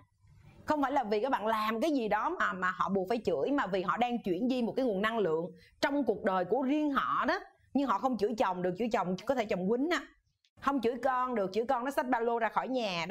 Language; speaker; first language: Vietnamese; native; Vietnamese